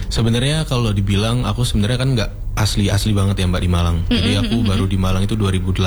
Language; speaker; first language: Indonesian; native; Indonesian